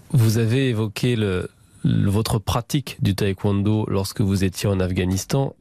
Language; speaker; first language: French; native; French